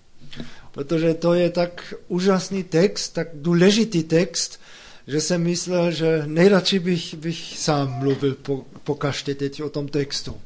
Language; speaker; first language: Czech; non-native, fluent; German